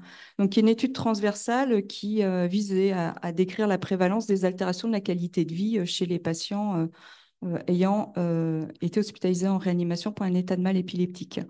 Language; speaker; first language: French; native; French